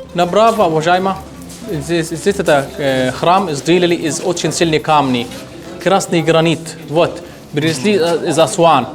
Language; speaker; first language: Russian; non-native, learner; Arabic